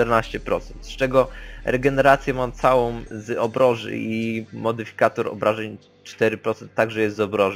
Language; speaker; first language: Polish; native; Polish